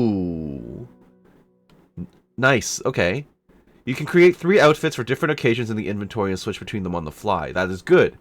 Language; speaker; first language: English; native; English